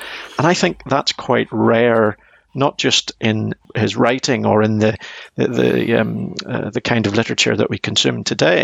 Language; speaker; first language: English; native; English